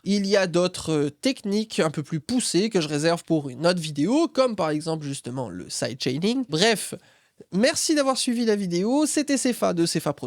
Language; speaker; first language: French; native; French